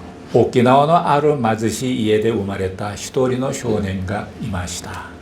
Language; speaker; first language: Japanese; non-native, fluent; Korean